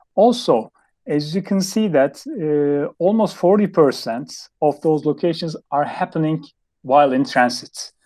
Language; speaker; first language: English; non-native, fluent; Turkish